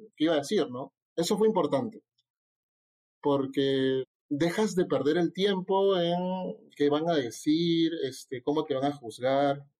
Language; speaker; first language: Spanish; native; Spanish